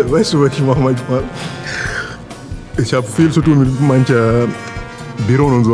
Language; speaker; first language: German; non-native, learner; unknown